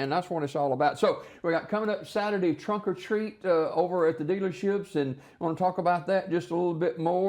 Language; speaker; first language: English; native; English